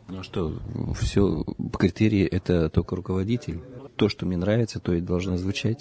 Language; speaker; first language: Russian; native; Russian